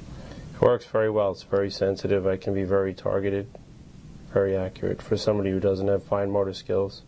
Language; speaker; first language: English; native; English